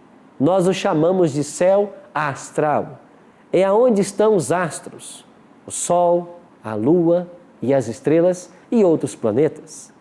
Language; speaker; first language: Portuguese; native; Portuguese